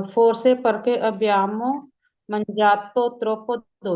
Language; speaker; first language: Italian; non-native, learner; Urdu